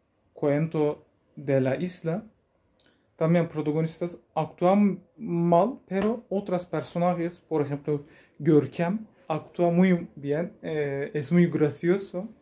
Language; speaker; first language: Spanish; non-native, learner; Turkish